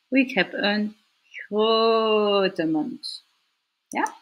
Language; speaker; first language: Dutch; non-native, local second language; French